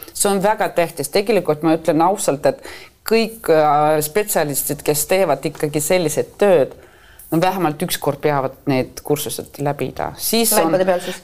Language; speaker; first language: Estonian; non-native, local second language; Russian